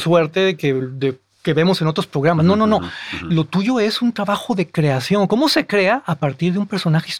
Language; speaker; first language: Spanish; native; Spanish